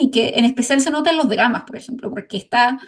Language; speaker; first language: Spanish; native; Spanish